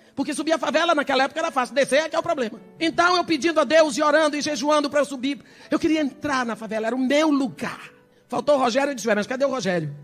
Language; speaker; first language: Portuguese; early bilingual, other home language; English